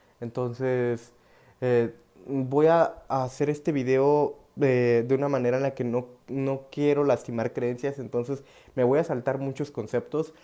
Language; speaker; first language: Spanish; native; Spanish